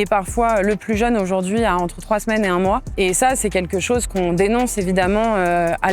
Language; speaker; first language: French; native; French